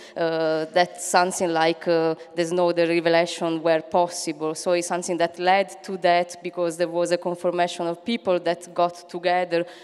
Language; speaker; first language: English; non-native, fluent; Italian